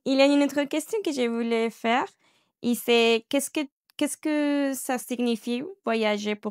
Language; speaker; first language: French; non-native, learner; Spanish